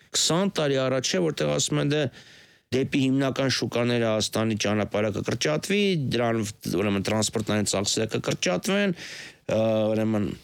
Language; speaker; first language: Armenian; native; Armenian